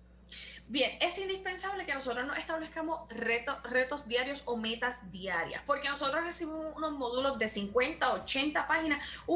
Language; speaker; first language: Spanish; native; Spanish